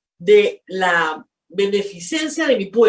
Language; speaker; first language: Spanish; native; Spanish